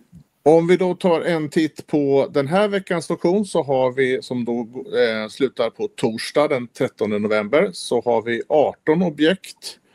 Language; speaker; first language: Swedish; native; Swedish